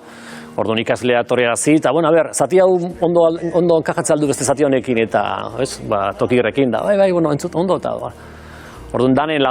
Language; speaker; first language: Basque; native; Basque